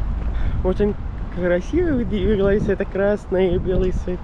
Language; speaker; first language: Russian; non-native, learner; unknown